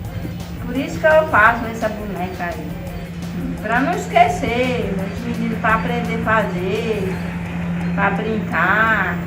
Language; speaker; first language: Portuguese; non-native, local second language; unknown